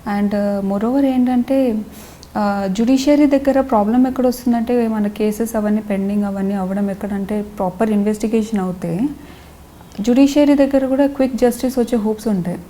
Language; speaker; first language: Telugu; non-native, local second language; Lambadi